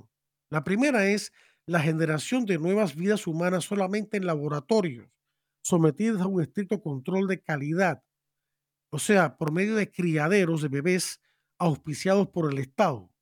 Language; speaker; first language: Spanish; native; Spanish